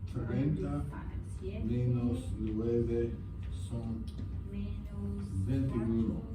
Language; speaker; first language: Spanish; non-native, learner; English